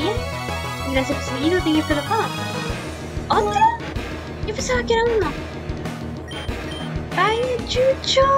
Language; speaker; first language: Spanish; early bilingual, heritage; Spanish